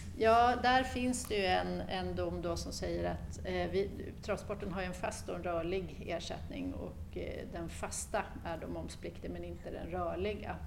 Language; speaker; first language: Swedish; native; Swedish